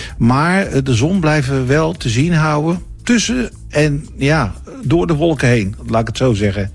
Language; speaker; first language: Dutch; native; Dutch